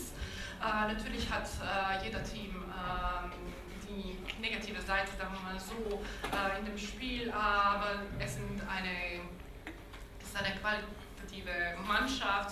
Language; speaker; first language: German; non-native, local second language; Bosnian